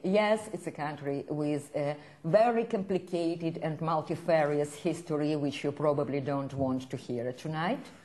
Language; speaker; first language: English; non-native, fluent; Ukrainian